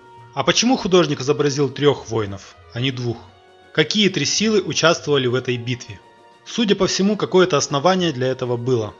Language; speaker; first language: Russian; native; Russian